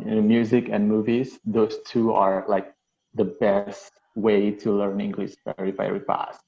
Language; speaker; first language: English; non-native, local second language; Indonesian